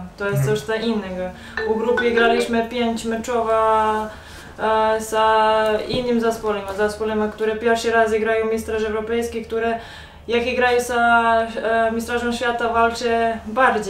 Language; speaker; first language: Polish; non-native, learner; Serbian